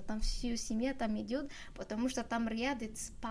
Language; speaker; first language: Russian; non-native, learner; Arabic